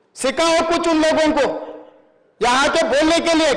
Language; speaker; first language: Hindi; non-native, local second language; Telugu